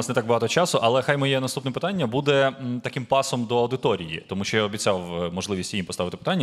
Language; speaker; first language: Ukrainian; native; Ukrainian